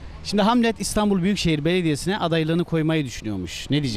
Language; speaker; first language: Turkish; native; Turkish